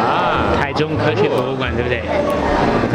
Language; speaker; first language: Chinese; non-native, fluent; English